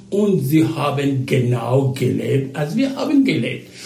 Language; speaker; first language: German; non-native, learner; Persian